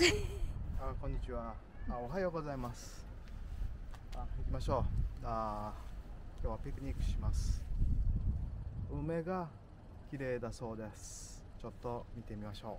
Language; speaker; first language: Japanese; non-native, learner; Indonesian